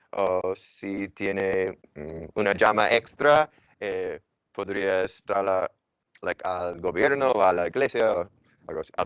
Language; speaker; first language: Spanish; non-native, fluent; English